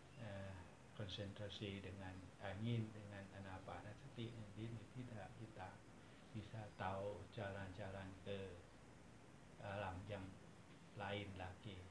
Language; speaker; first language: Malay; non-native, fluent; Thai